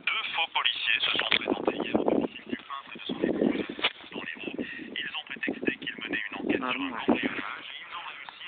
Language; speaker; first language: French; native; French